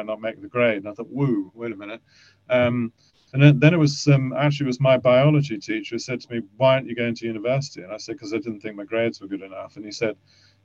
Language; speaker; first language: English; native; English